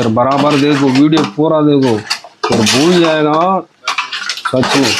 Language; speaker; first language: Hindi; non-native, local second language; Tamil